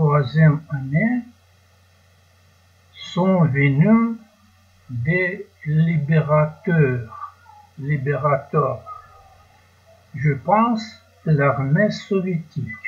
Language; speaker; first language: French; non-native, learner; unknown